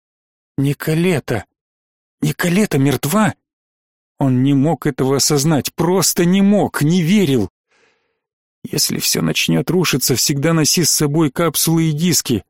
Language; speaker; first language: Russian; native; Russian